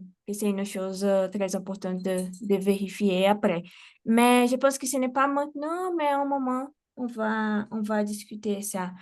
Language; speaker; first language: French; non-native, fluent; Portuguese